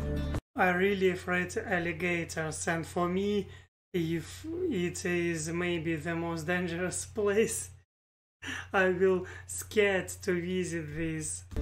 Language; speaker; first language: English; non-native, learner; Russian